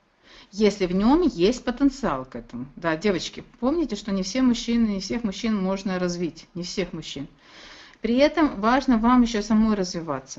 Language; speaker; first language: Russian; native; Russian